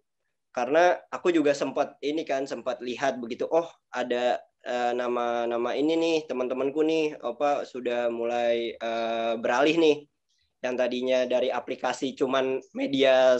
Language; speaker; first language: Indonesian; native; Indonesian